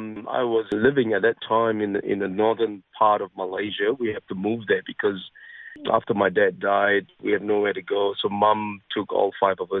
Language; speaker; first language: English; non-native, local second language; Min Nan Chinese